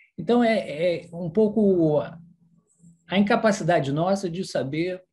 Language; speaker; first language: Portuguese; early bilingual, other home language; French